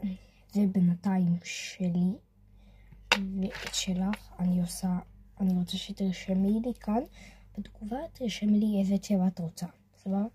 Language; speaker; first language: Hebrew; native; Hebrew